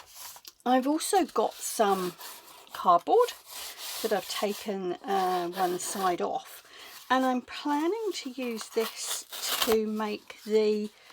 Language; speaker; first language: English; native; English